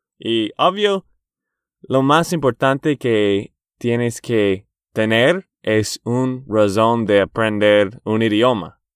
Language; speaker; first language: Spanish; non-native, fluent; English